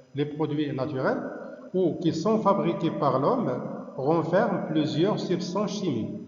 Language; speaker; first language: French; non-native, local second language; Arabic